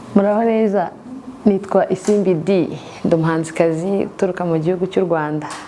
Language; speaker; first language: Kinyarwanda; native; Kinyarwanda